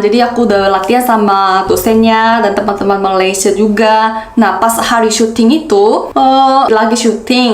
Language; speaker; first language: Indonesian; non-native, fluent; Korean